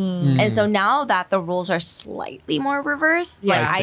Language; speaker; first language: English; non-native, fluent; Korean